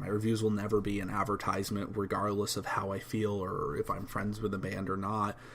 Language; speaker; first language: English; native; English